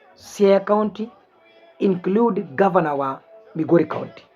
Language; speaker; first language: English; non-native, local second language; Luo (Kenya and Tanzania)